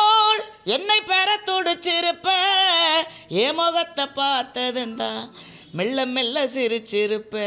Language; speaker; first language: Tamil; native; Tamil